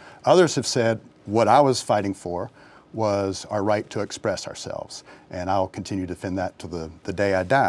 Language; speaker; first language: English; native; English